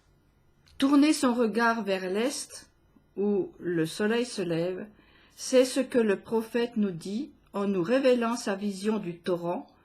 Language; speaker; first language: French; native; French